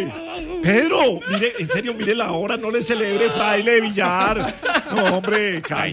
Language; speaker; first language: Spanish; native; Spanish